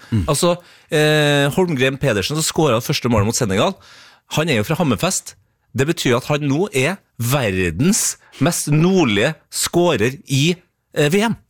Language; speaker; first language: Norwegian; native; Norwegian